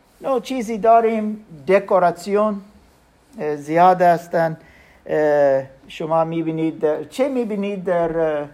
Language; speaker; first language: Persian; non-native, learner; German